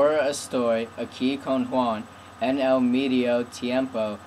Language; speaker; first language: Spanish; non-native, learner; English